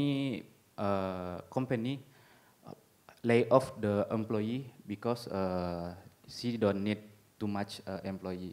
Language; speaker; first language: English; non-native, learner; Indonesian